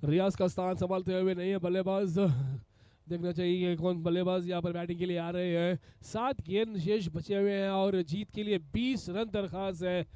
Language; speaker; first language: Hindi; non-native, local second language; Kannada